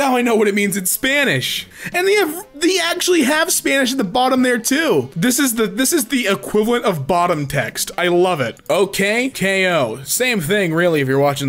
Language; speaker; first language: English; native; English